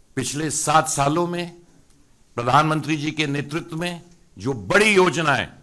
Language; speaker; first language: Hindi; native; Hindi